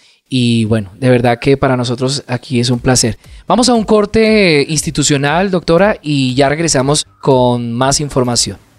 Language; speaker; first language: Spanish; native; Spanish